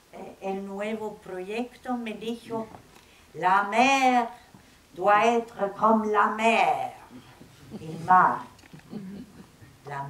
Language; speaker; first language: Spanish; non-native, fluent; German